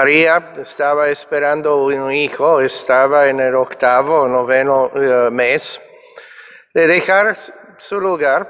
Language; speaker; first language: Spanish; non-native, fluent; English